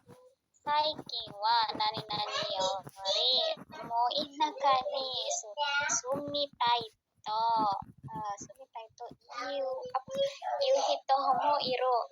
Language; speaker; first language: Japanese; non-native, learner; Indonesian